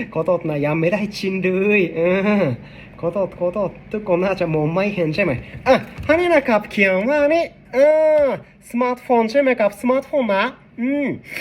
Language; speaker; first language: Thai; non-native, learner; Japanese